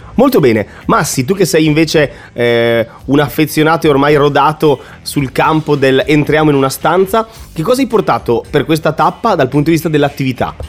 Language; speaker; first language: Italian; native; Italian